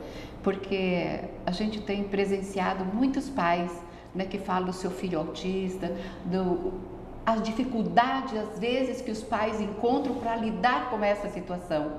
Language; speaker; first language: Portuguese; native; Portuguese